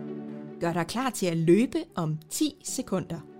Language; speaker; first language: Danish; native; Danish